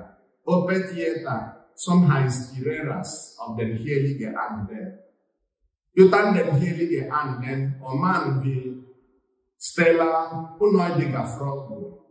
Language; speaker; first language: Swedish; non-native, fluent; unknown